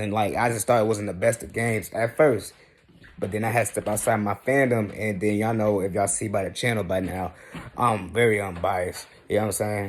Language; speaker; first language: English; native; English